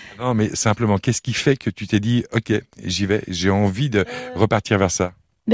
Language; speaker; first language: French; native; French